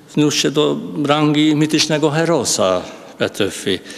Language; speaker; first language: Polish; non-native, fluent; Hungarian